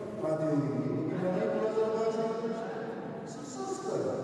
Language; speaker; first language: Indonesian; non-native, learner; Korean